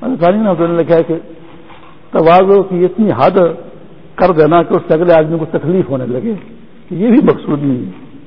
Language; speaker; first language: Urdu; non-native, local second language; Pashto